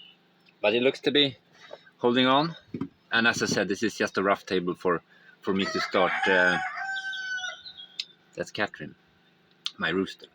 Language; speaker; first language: English; non-native, fluent; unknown